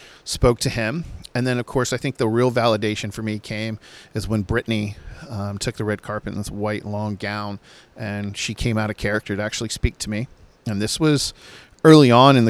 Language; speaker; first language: English; native; English